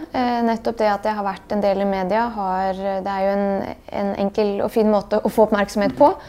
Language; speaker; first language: Norwegian; early bilingual, other home language; Bosnian